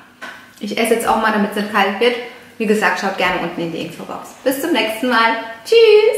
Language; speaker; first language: German; native; German